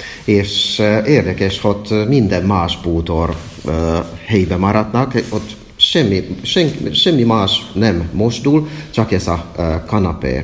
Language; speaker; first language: Hungarian; non-native, fluent; Finnish